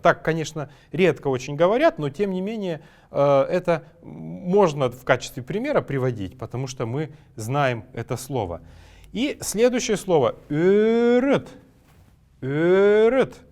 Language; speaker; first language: Russian; native; Russian